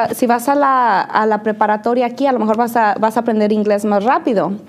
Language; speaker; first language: Spanish; native; Spanish